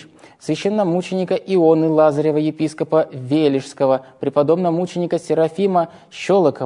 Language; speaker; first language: Russian; native; Russian